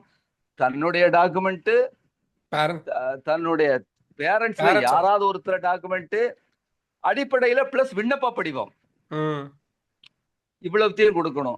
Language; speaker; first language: Tamil; native; Tamil